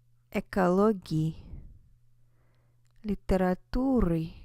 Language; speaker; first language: Russian; non-native, fluent; English